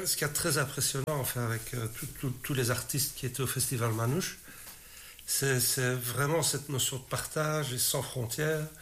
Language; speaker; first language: French; native; French